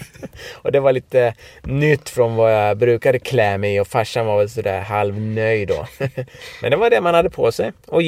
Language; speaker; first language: Swedish; native; Swedish